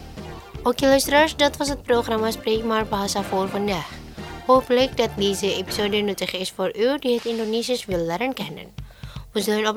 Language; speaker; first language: Dutch; non-native, learner; Indonesian